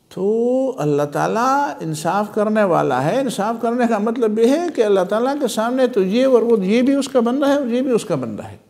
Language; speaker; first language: Urdu; non-native, local second language; Pashto